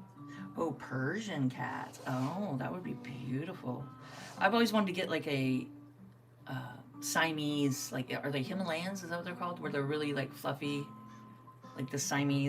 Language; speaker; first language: English; native; English